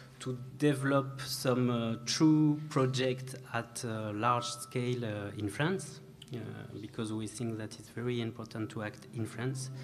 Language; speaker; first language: English; non-native, learner; French